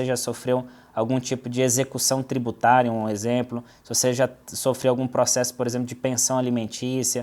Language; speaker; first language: Portuguese; native; Portuguese